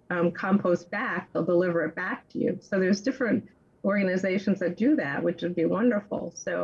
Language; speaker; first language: English; native; English